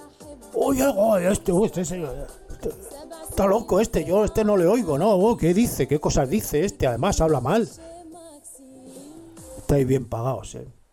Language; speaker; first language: Spanish; native; Spanish